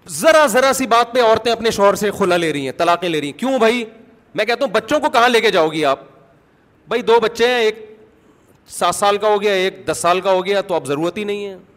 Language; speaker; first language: Urdu; native; Urdu